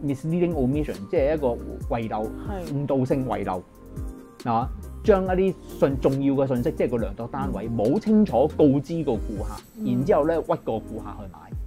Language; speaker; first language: Cantonese; native; Cantonese